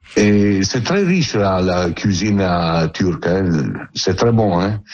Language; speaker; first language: French; non-native, learner; Italian